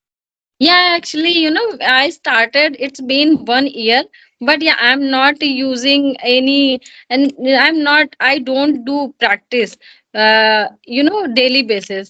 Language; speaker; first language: English; non-native, learner; Hindi